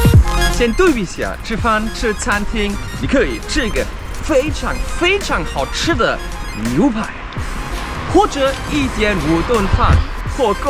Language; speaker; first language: Chinese; non-native, fluent; German